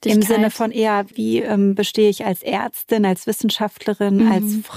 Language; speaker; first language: German; native; German